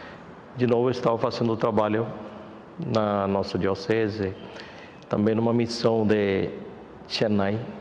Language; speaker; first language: Portuguese; non-native, fluent; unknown